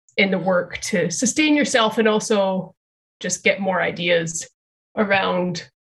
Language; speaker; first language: English; native; English